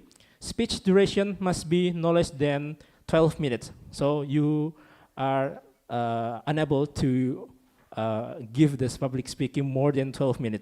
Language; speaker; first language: English; non-native, fluent; Indonesian